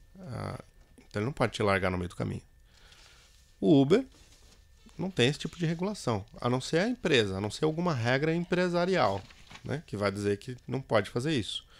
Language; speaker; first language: Portuguese; native; Portuguese